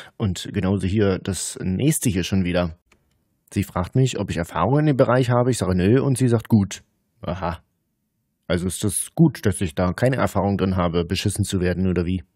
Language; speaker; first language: German; native; German